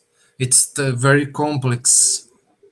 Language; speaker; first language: English; non-native, learner; Portuguese